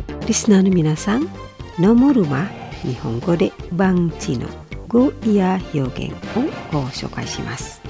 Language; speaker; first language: Japanese; non-native, fluent; Indonesian